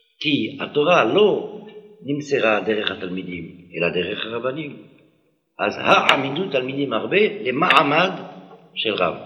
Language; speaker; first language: Hebrew; non-native, fluent; French